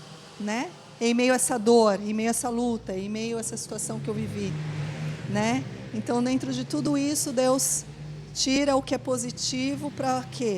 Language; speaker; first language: Portuguese; native; Portuguese